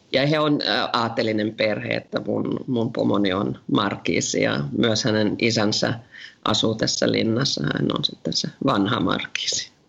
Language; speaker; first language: Finnish; native; Finnish